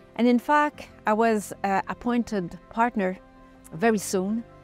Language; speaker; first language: English; non-native, fluent; French